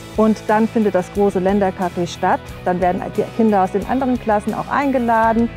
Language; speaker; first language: German; native; German